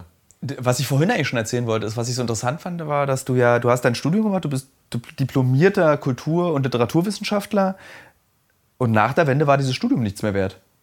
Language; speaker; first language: German; native; German